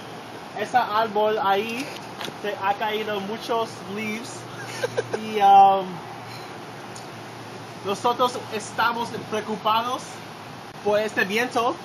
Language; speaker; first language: Spanish; non-native, learner; English